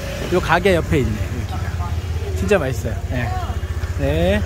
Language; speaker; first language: Korean; native; Korean